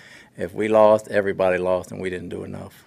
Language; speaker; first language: English; native; English